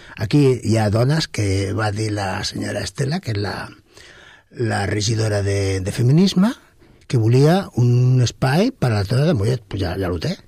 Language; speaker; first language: Catalan; non-native, local second language; Spanish